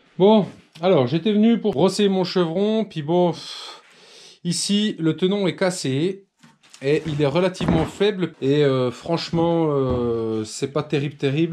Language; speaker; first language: French; native; French